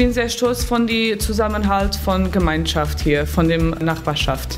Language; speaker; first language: German; non-native, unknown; Portuguese